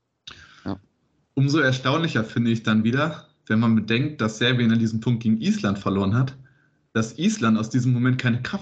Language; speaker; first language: German; native; German